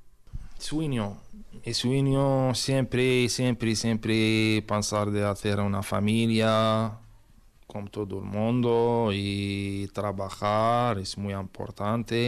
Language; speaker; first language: Spanish; non-native, learner; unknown